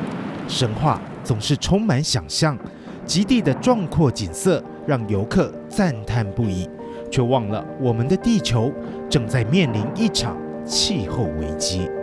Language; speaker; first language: Chinese; native; Chinese